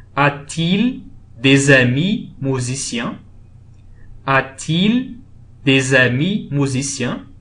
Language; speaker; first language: French; non-native, fluent; Portuguese